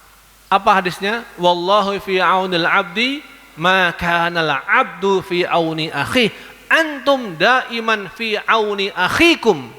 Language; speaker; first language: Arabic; non-native, fluent; Indonesian